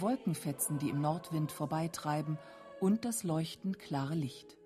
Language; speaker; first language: German; native; German